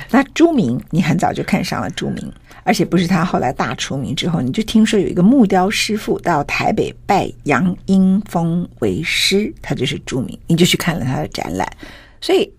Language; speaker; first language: Chinese; native; Chinese